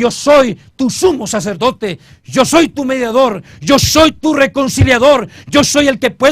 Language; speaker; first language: Spanish; native; Spanish